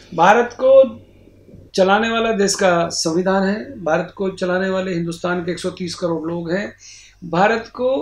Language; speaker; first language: Hindi; native; Hindi